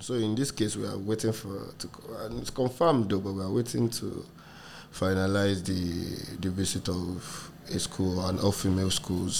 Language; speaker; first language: English; non-native, local second language; Yoruba